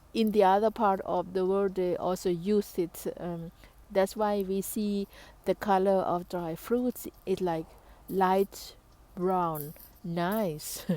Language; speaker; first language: English; non-native, learner; Thai